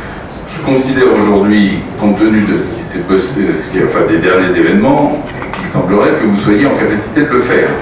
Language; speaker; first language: French; native; French